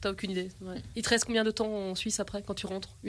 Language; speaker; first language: French; native; French